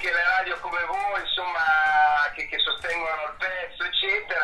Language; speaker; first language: Italian; native; Italian